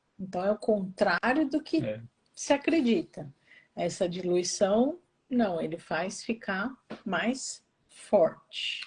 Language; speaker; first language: Portuguese; native; Portuguese